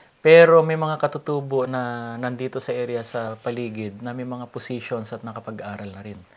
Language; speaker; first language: Filipino; non-native, local second language; Iloko